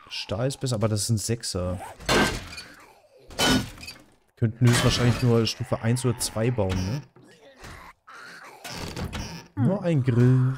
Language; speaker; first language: German; native; German